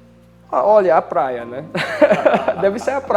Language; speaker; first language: Portuguese; non-native, fluent; Filipino